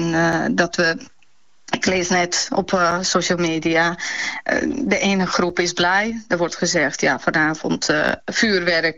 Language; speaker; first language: Dutch; early bilingual, other home language; Bosnian